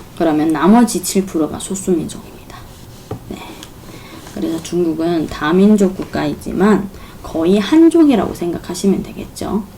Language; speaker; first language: Korean; non-native, fluent; Chinese